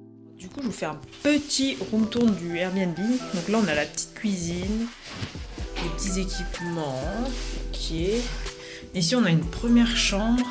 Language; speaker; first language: French; native; French